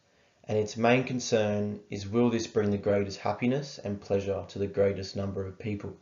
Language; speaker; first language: English; native; English